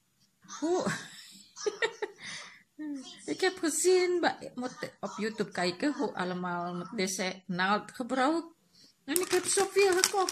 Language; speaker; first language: Dutch; non-native, learner; Indonesian